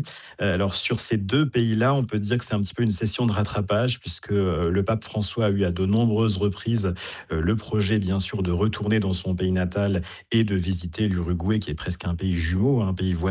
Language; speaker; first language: French; native; French